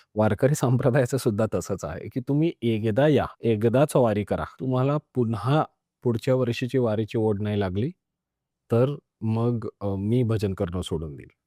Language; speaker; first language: Marathi; non-native, local second language; Punjabi